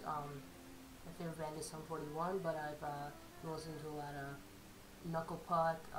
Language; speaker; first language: English; native; English